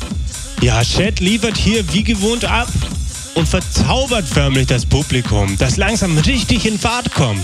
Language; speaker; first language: German; native; German